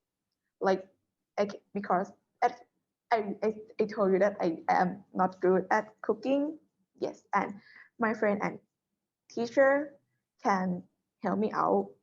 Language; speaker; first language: English; non-native, learner; Thai